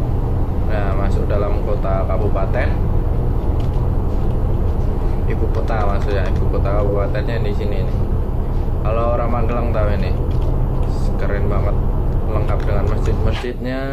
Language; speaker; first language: Indonesian; native; Indonesian